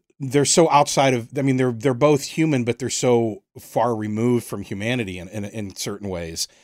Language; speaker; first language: English; native; English